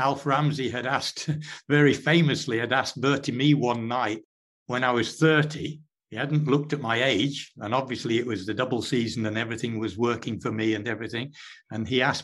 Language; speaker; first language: English; native; English